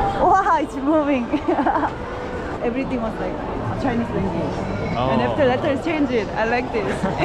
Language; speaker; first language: English; non-native, learner; Korean